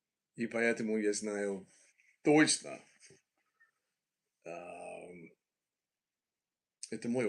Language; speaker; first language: Russian; non-native, learner; English